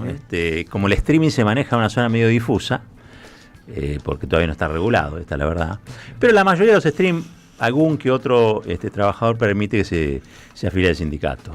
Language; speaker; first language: Spanish; native; Spanish